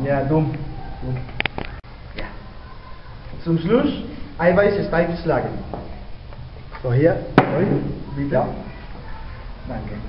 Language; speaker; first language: German; non-native, learner; Spanish